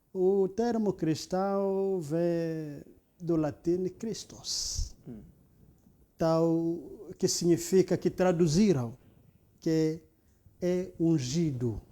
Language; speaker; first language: Portuguese; non-native, local second language; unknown